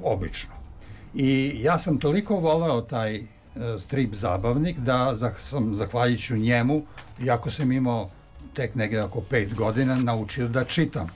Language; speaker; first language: Serbian; native; Serbian